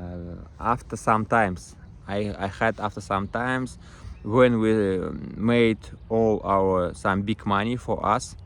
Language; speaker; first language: English; non-native, learner; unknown